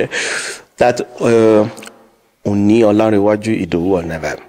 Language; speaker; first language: Hungarian; non-native, learner; Yoruba